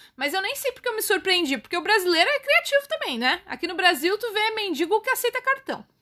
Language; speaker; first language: Portuguese; native; Portuguese